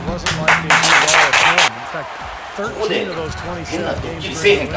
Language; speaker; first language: Japanese; native; Japanese